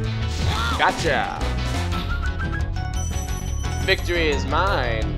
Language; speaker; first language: English; native; English